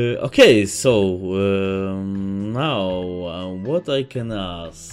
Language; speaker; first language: English; non-native, fluent; Polish